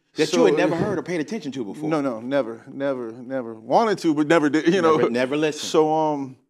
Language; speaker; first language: English; native; English